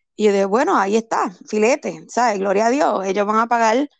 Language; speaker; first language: Spanish; early bilingual, heritage; Spanish